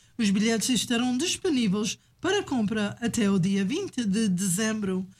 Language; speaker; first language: Portuguese; native; Portuguese